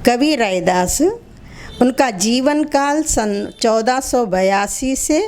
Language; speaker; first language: Hindi; non-native, local second language; Telugu